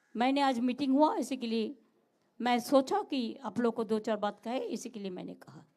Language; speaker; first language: Hindi; non-native, local second language; Bangla